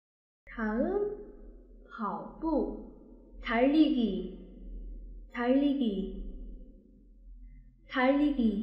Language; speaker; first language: Korean; non-native, fluent; Chinese